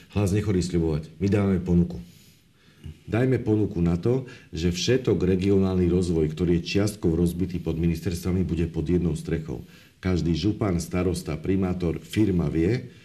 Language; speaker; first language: Slovak; native; Slovak